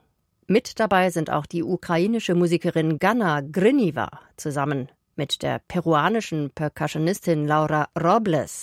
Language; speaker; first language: German; native; German